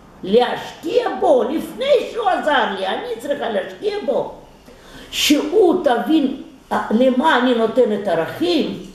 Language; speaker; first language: Hebrew; non-native, fluent; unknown